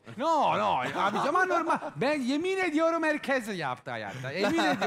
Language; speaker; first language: Turkish; non-native, learner; English